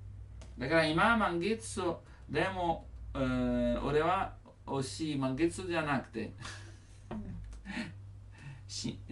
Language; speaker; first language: Japanese; non-native, learner; Italian